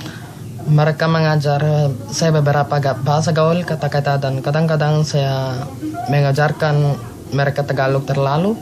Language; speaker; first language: Indonesian; non-native, learner; Filipino